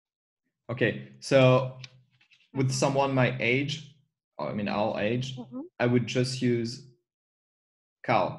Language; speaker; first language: English; non-native, fluent; French